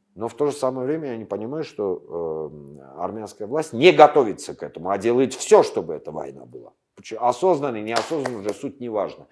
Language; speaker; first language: Russian; non-native, local second language; Armenian